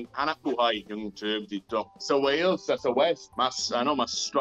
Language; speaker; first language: Filipino; non-native, learner; English